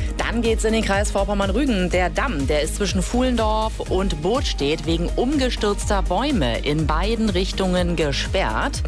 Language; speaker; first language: German; native; German